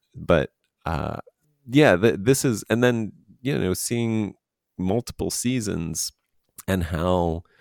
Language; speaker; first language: English; native; English